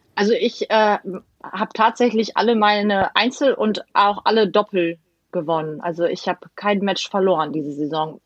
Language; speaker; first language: German; native; German